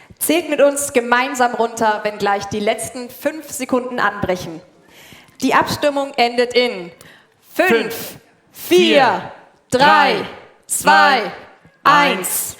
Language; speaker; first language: German; native; German